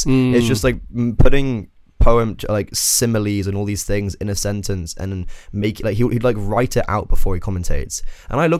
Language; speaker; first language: English; native; English